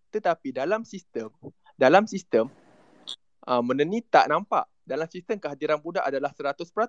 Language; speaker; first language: Malay; native; Malay